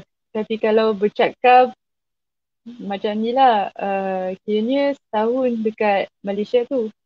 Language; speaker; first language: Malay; non-native, fluent; French